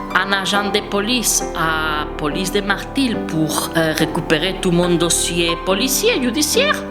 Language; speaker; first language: French; non-native, fluent; Spanish